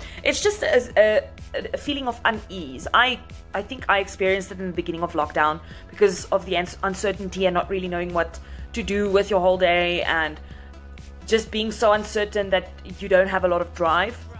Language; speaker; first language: English; non-native, local second language; Afrikaans